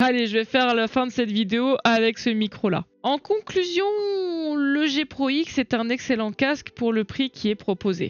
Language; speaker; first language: French; native; French